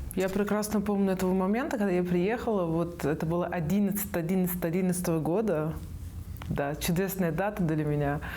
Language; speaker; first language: Russian; non-native, fluent; Persian